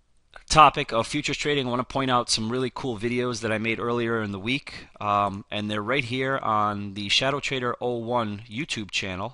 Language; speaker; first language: English; native; English